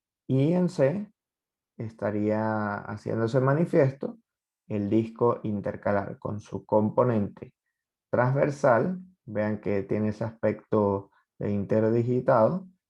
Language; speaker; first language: Spanish; native; Spanish